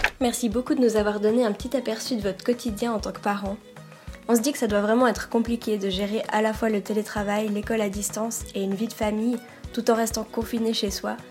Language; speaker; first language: French; native; French